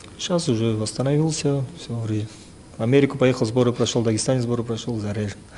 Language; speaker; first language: Russian; non-native, local second language; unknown